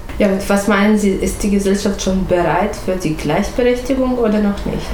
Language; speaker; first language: German; non-native, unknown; Ukrainian